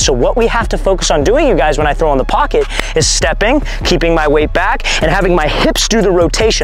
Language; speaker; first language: English; native; English